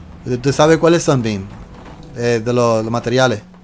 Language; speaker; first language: Spanish; early bilingual, heritage; Spanish